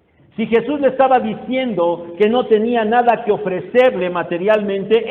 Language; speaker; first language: Spanish; native; Spanish